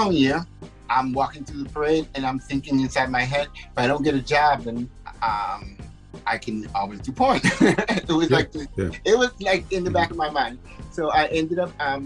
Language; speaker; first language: English; early bilingual, other home language; Spanish